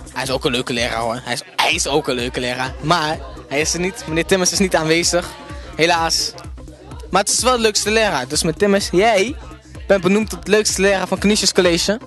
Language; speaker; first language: Dutch; native; Dutch